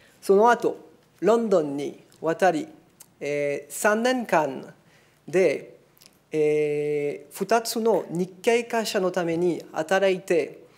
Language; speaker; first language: Japanese; non-native, fluent; French